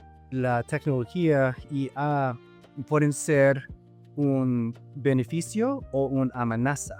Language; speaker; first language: Spanish; non-native, fluent; English